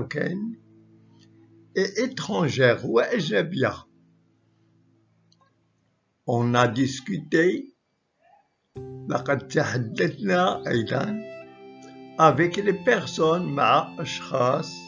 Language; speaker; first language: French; non-native, local second language; Arabic